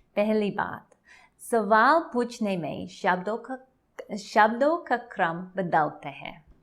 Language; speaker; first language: Hindi; non-native, learner; English